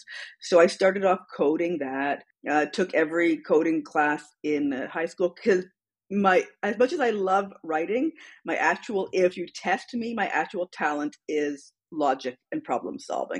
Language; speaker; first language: English; native; English